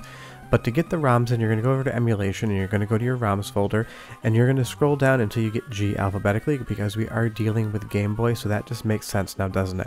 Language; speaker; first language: English; native; English